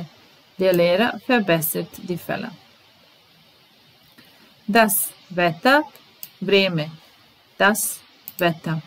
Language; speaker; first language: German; non-native, fluent; Serbian